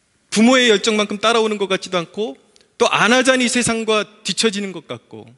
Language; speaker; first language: Korean; native; Korean